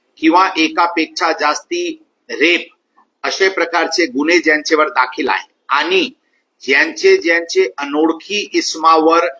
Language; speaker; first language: Marathi; non-native, local second language; Hindi